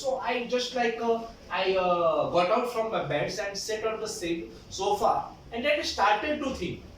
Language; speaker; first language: English; non-native, local second language; Marathi